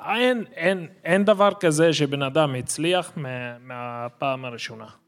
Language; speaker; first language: Hebrew; non-native, local second language; Arabic